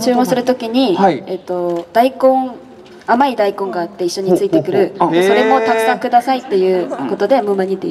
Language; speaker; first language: Japanese; non-native, fluent; Korean